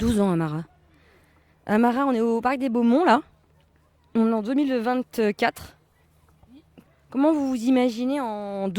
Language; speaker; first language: French; native; French